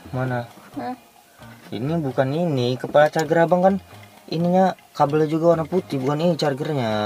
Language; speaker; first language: Indonesian; native; Indonesian